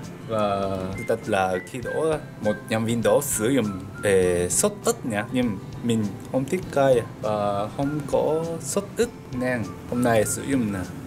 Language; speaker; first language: Vietnamese; non-native, learner; Japanese